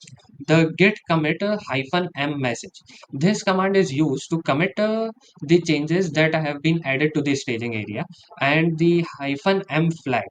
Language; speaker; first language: English; non-native, local second language; Hindi